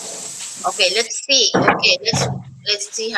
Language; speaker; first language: English; non-native, local second language; Filipino